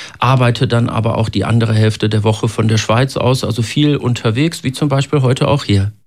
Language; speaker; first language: German; native; German